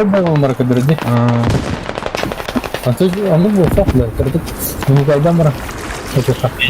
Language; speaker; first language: Russian; non-native, local second language; Yakut